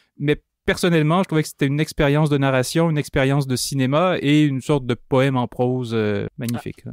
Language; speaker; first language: French; native; French